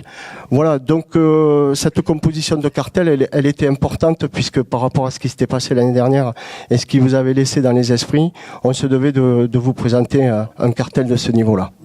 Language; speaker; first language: French; native; French